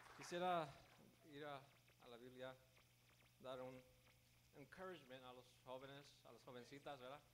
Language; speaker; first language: Spanish; early bilingual, heritage; Spanish